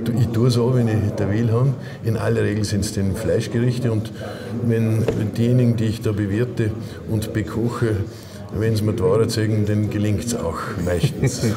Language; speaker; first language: German; native; German